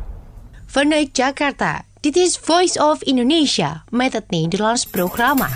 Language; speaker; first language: Dutch; non-native, fluent; Indonesian